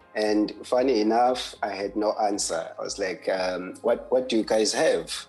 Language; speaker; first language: English; non-native, local second language; Zulu